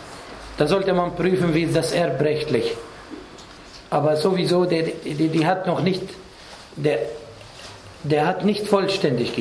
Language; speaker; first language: German; non-native, fluent; Arabic